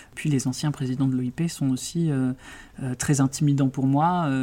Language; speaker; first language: French; native; French